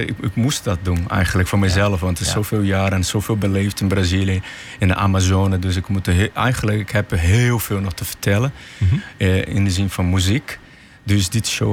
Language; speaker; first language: Dutch; non-native, fluent; Portuguese